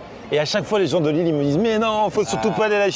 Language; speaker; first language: French; native; French